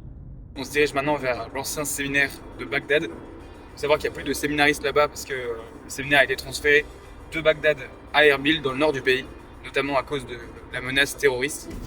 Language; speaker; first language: French; native; French